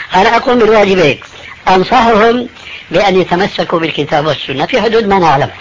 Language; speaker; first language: Arabic; early bilingual, other home language; Albanian